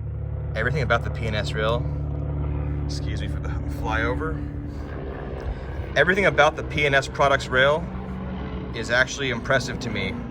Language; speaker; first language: English; native; English